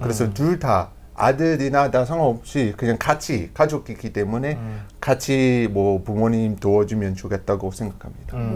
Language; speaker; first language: Korean; non-native, learner; English